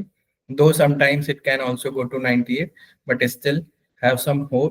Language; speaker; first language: English; non-native, local second language; Hindi